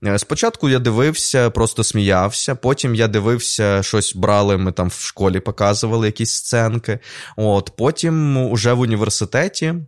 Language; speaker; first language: Ukrainian; non-native, local second language; Russian